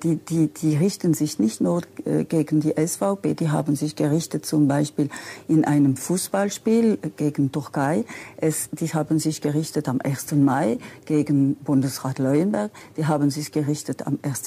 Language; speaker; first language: German; non-native, local second language; French